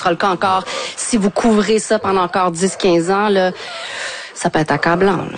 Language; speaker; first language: French; native; French